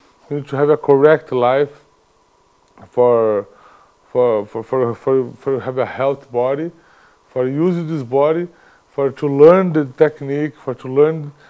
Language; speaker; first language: English; non-native, learner; Portuguese